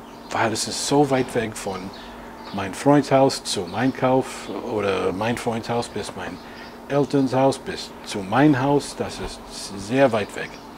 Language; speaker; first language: German; non-native, learner; English